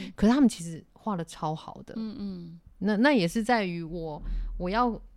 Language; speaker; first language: Chinese; native; Chinese